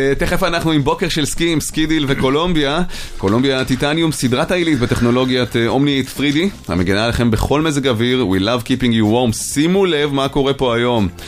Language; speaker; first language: Hebrew; native; Hebrew